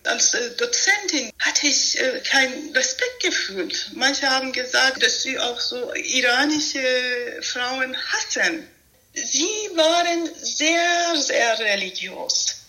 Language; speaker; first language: German; non-native, fluent; Persian